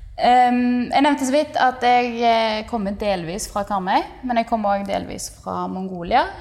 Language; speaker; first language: Norwegian; native; Norwegian